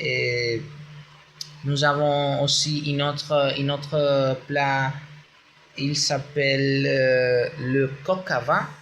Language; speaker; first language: French; non-native, learner; Spanish